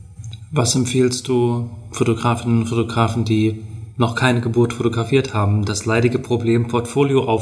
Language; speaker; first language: German; native; German